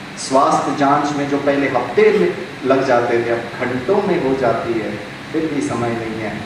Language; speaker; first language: Hindi; non-native, local second language; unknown